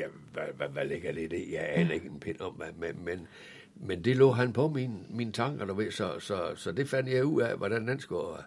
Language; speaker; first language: Danish; native; Danish